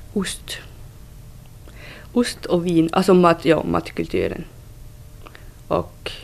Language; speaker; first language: Swedish; non-native, fluent; French